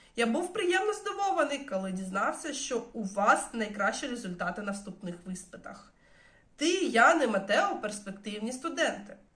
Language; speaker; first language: Ukrainian; non-native, local second language; Russian